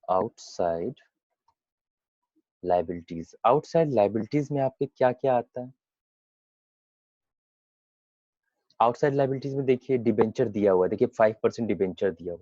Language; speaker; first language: Hindi; native; Hindi